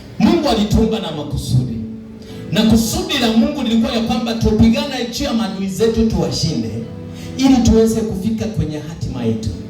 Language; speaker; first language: Swahili; non-native, local second language; Luyia